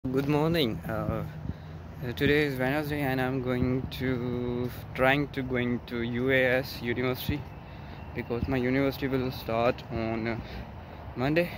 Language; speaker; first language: English; non-native, learner; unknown